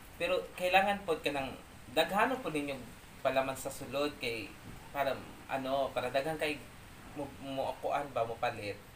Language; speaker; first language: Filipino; non-native, local second language; Cebuano